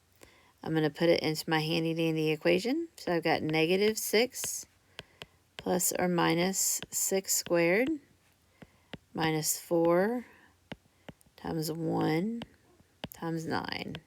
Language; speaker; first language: English; native; English